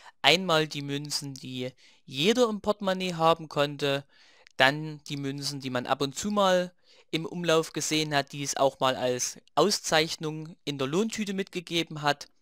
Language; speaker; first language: German; native; German